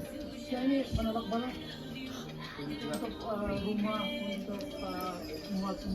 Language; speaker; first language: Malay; non-native, fluent; Turkish